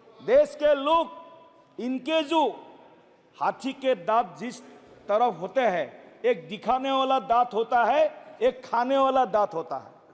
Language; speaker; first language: Hindi; non-native, local second language; Assamese